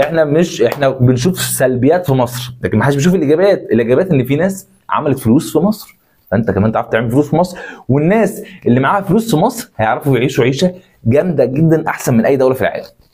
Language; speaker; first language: Arabic; native; Arabic